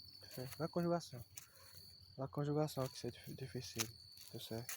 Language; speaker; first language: French; non-native, learner; Portuguese